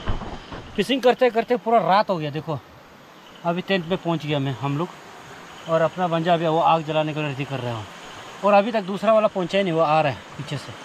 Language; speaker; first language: Hindi; non-native, local second language; Nyishi